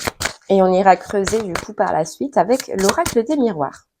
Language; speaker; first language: French; native; French